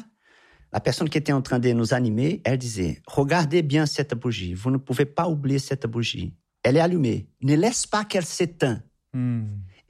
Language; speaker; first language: French; non-native, fluent; Portuguese